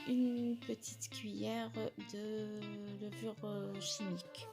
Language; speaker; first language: French; non-native, local second language; Arabic